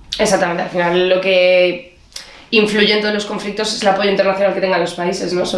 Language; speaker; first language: Spanish; early bilingual, other home language; Ukrainian